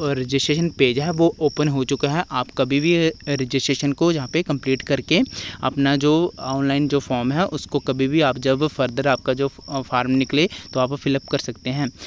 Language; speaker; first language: Hindi; non-native, local second language; Punjabi